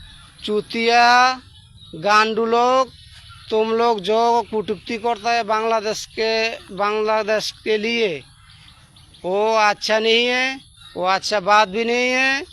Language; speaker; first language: Hindi; non-native, fluent; Bangla